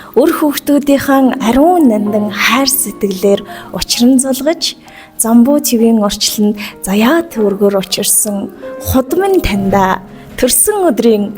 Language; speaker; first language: Mongolian; non-native, local second language; Kazakh